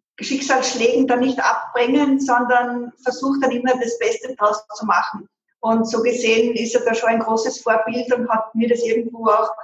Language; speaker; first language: German; native; German